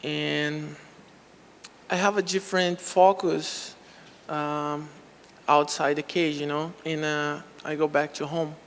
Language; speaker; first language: English; non-native, local second language; Portuguese